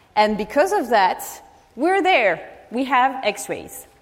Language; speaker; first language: English; non-native, fluent; French